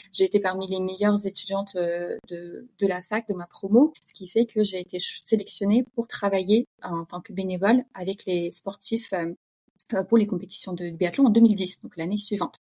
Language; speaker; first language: French; non-native, fluent; Russian